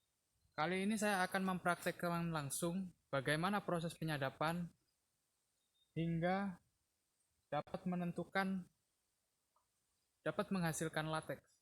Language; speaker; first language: Indonesian; native; Indonesian